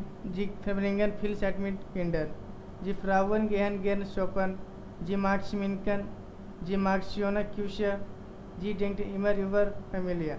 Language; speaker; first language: German; non-native, learner; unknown